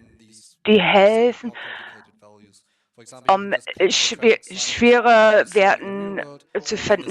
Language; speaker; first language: German; non-native, learner; English